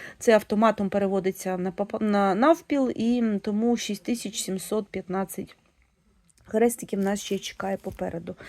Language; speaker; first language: Ukrainian; non-native, local second language; Russian